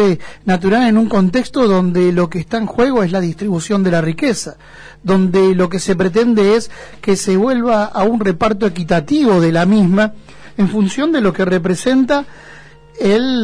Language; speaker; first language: Spanish; native; Spanish